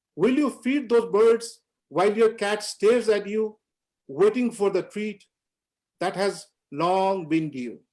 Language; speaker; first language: English; non-native, local second language; Nepali